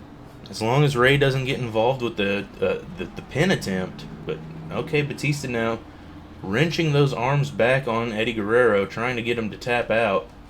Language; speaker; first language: English; native; English